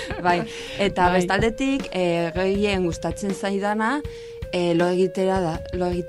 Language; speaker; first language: Basque; non-native, local second language; Spanish